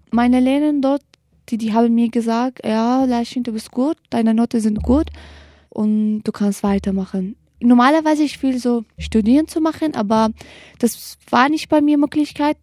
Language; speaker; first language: German; non-native, learner; Kurdish